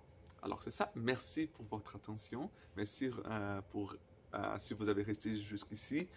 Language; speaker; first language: French; non-native, fluent; Portuguese